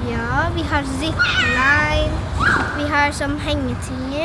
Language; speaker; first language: Norwegian; early bilingual, heritage; Norwegian